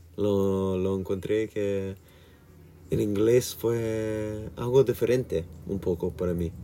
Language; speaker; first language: Spanish; non-native, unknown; English